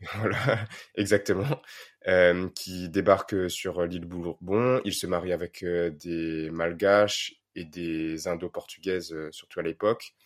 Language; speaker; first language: French; native; French